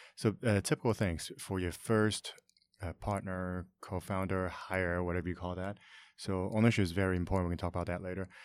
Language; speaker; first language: English; non-native, local second language; Cantonese